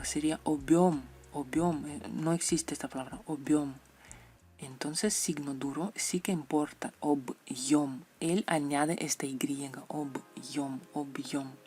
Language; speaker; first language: Spanish; non-native, fluent; Russian